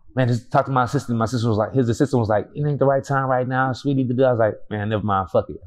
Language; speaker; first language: English; native; English